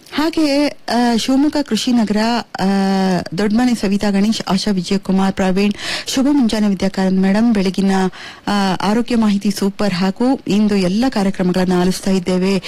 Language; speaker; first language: Kannada; native; Kannada